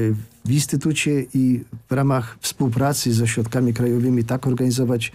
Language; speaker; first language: Polish; native; Polish